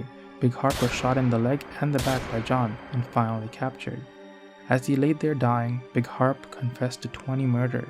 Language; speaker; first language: English; native; English